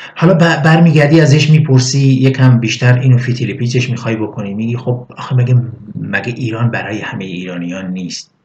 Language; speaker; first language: Persian; non-native, local second language; Kurdish